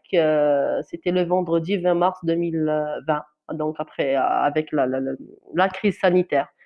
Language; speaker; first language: French; non-native, local second language; Kabyle